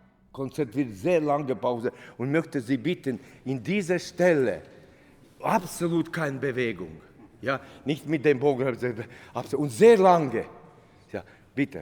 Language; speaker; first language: German; non-native, fluent; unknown